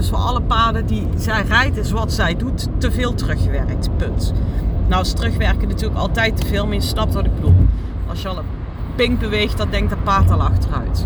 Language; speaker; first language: Dutch; native; Dutch